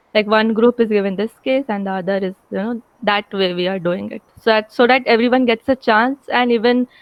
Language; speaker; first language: English; non-native, local second language; Hindi